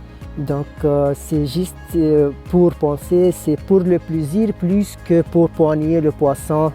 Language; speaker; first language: French; non-native, local second language; Arabic